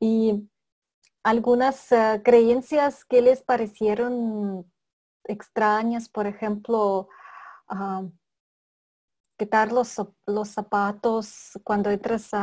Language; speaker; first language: Spanish; non-native, fluent; Russian